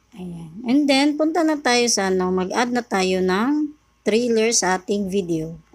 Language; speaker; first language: Filipino; native; Filipino